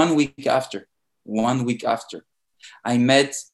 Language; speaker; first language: English; non-native, fluent; French